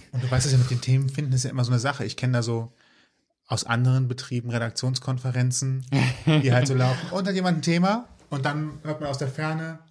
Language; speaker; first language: German; native; German